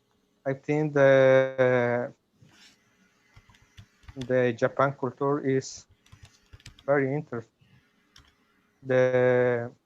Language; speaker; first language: English; non-native, learner; Spanish